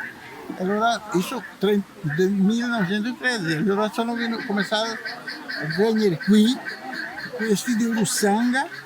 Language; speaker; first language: Italian; early bilingual, heritage; Portuguese